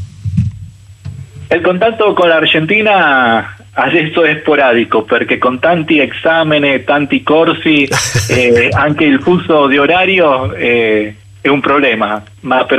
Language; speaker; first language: Italian; non-native, fluent; Spanish